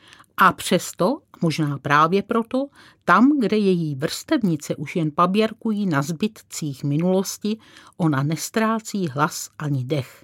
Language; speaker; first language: Czech; native; Czech